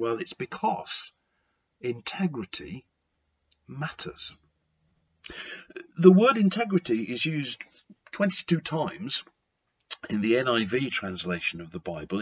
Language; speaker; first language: English; native; English